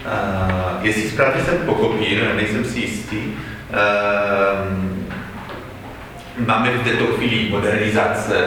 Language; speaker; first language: Czech; non-native, fluent; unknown